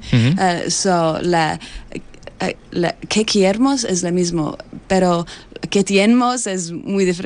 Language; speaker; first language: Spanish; non-native, learner; English